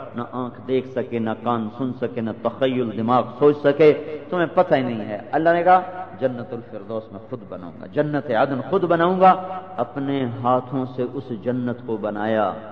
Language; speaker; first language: Urdu; non-native, local second language; Punjabi